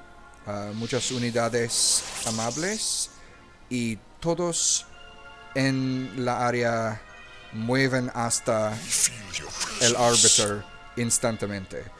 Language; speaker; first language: Spanish; non-native, learner; English